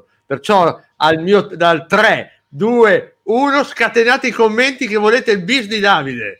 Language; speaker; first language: Italian; native; Italian